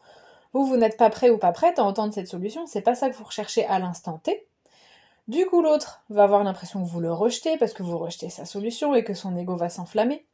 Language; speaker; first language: French; native; French